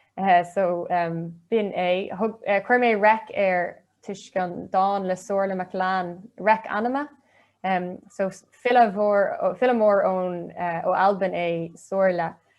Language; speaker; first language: Irish; non-native, local second language; English